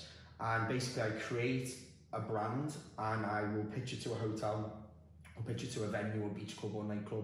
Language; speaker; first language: English; native; English